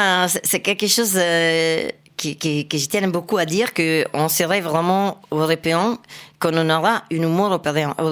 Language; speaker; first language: French; non-native, fluent; Italian